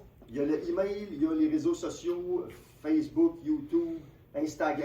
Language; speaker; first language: French; native; French